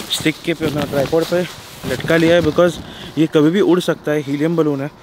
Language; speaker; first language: Hindi; non-native, local second language; Marathi